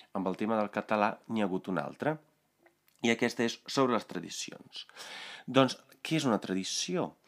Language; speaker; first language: Catalan; non-native, fluent; Italian